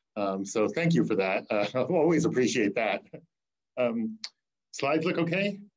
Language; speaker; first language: English; native; English